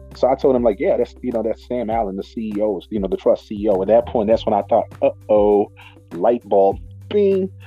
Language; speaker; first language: English; non-native, local second language; Shona